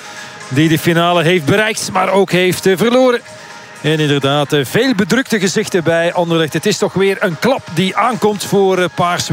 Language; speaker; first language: Dutch; native; Dutch